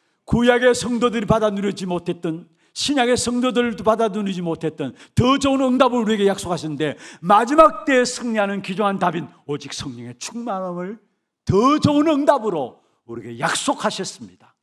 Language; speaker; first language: Korean; native; Korean